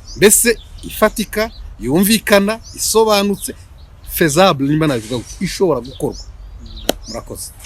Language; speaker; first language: Kinyarwanda; native; Kinyarwanda